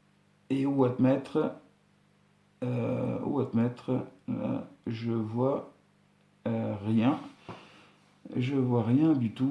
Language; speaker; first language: French; native; French